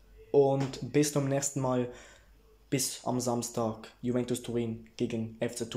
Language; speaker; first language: German; early bilingual, heritage; Italian